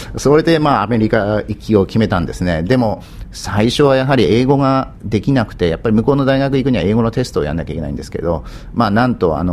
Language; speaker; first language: Japanese; native; Japanese